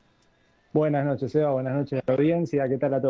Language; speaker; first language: Spanish; native; Spanish